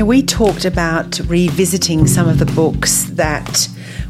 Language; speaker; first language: English; native; English